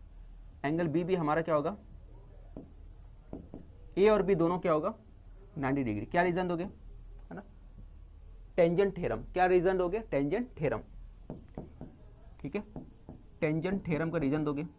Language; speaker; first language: Hindi; native; Hindi